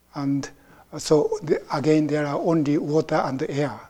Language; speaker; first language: English; non-native, fluent; Japanese